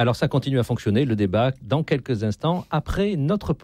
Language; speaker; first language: French; native; French